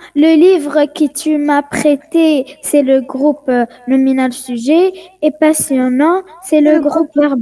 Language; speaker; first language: French; non-native, learner; Arabic